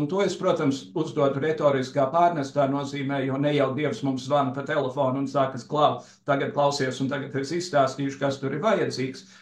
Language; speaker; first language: Latvian; early bilingual, heritage; Latvian